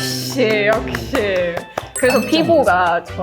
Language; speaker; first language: Korean; non-native, learner; Estonian